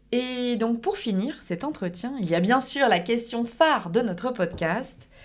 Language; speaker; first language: French; native; French